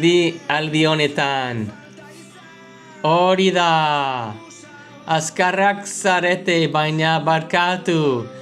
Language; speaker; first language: Basque; non-native, learner; English